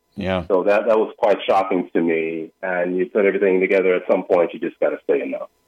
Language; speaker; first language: English; native; English